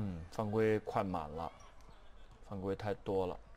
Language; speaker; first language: Chinese; native; Chinese